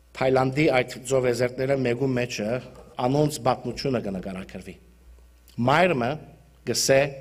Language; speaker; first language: Armenian; early bilingual, heritage; Armenian